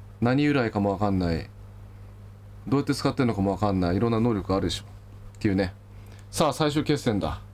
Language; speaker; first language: Japanese; native; Japanese